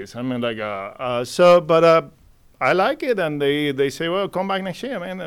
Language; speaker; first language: English; non-native, fluent; Spanish